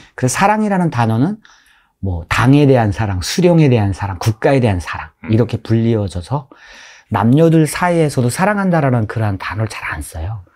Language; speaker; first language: Korean; native; Korean